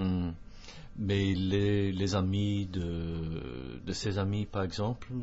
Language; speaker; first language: French; non-native, fluent; English